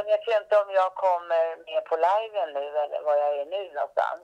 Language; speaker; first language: Swedish; native; Swedish